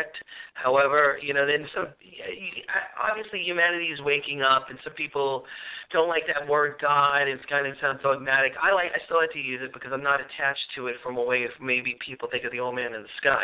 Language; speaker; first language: English; native; English